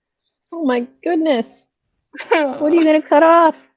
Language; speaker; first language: English; native; English